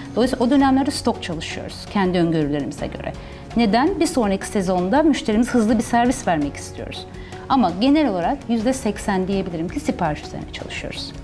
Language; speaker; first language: Turkish; early bilingual, heritage; Turkish